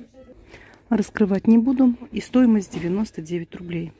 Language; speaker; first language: Russian; native; Russian